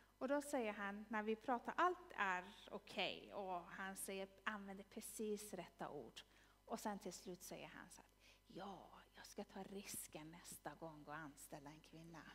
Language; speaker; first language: Swedish; non-native, fluent; Persian